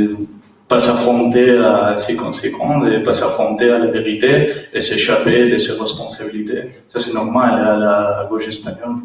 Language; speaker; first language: French; non-native, learner; Catalan